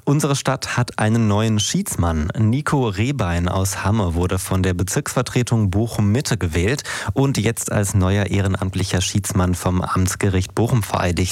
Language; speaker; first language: German; native; German